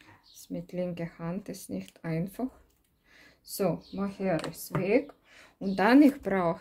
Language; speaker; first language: German; non-native, learner; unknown